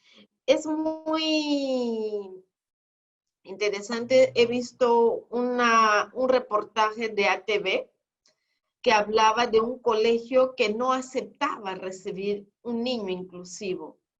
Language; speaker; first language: Spanish; non-native, fluent; Portuguese